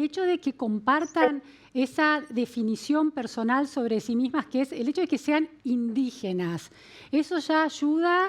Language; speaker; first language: Spanish; native; Spanish